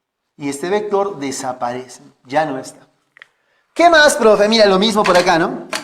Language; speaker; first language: Spanish; native; Spanish